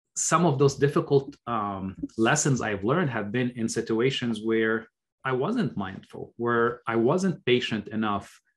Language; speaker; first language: English; non-native, fluent; Arabic